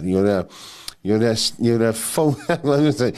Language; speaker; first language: English; non-native, local second language; Afrikaans